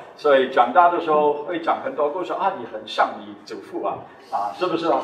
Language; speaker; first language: Chinese; non-native, fluent; English